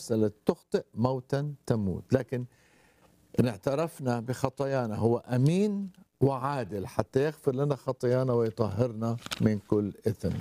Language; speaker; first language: Arabic; native; Arabic